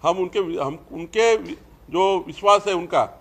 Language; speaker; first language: Hindi; non-native, local second language; Marathi